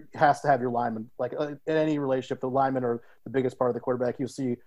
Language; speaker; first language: English; native; English